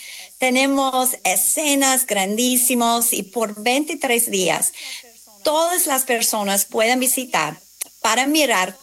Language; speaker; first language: Spanish; non-native, fluent; English